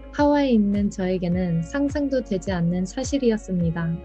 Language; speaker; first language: Korean; early bilingual, other home language; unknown